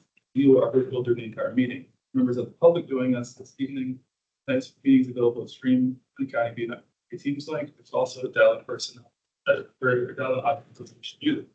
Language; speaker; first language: English; native; English